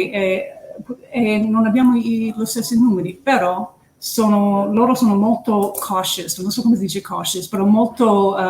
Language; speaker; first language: Italian; early bilingual, heritage; English